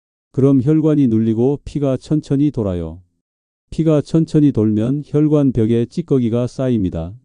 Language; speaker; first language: Korean; native; Korean